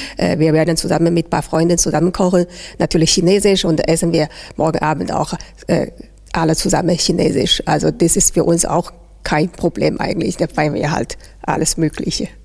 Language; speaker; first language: German; non-native, fluent; Chinese